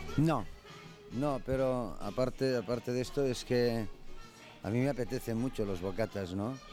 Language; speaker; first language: Spanish; non-native, local second language; Catalan